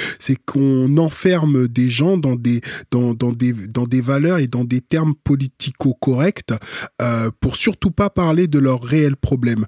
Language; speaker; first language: French; early bilingual, other home language; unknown